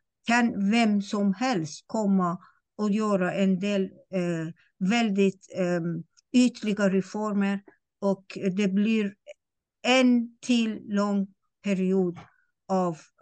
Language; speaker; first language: Swedish; non-native, fluent; Persian